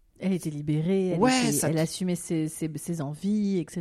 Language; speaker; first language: French; native; French